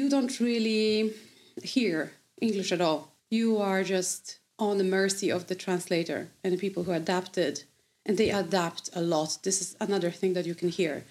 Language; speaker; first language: English; non-native, fluent; Polish